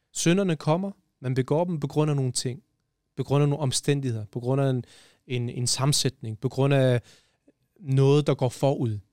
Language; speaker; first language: Danish; early bilingual, other home language; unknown